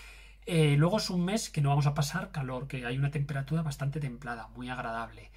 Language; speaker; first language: Spanish; native; Spanish